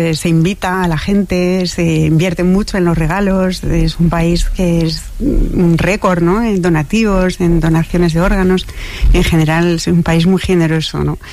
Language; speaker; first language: Spanish; non-native, fluent; French